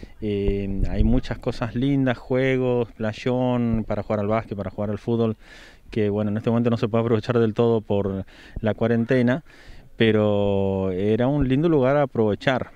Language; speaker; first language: Spanish; native; Spanish